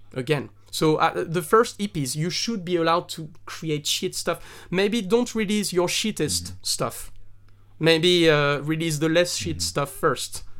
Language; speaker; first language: English; non-native, fluent; French